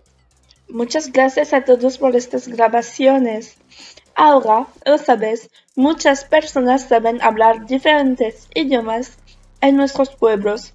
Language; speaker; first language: Spanish; non-native, learner; French